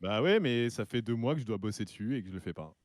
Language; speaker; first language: French; native; French